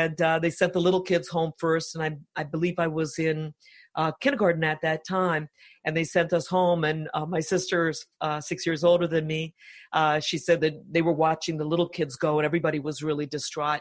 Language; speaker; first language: English; early bilingual, other home language; Finnish